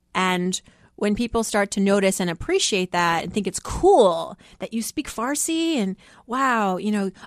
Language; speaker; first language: English; early bilingual, other home language; Persian